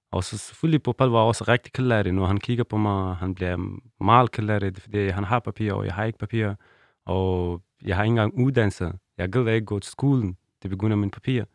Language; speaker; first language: Danish; non-native, learner; Persian